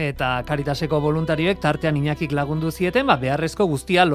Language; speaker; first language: Basque; native; Basque